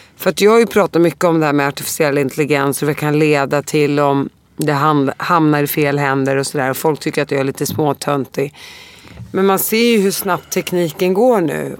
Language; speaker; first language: Swedish; early bilingual, other home language; Arabic